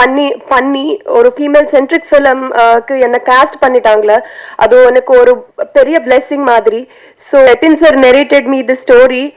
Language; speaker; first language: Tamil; non-native, learner; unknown